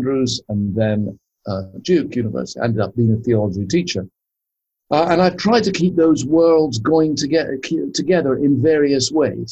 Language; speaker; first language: English; native; English